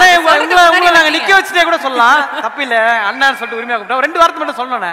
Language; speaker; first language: Tamil; native; Tamil